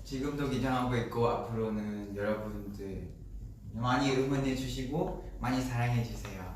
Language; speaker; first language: Korean; non-native, fluent; Vietnamese